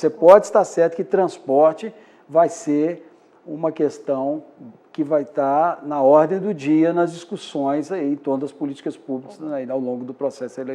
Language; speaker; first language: Portuguese; native; Portuguese